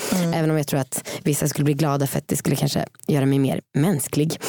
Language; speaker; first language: Swedish; native; Swedish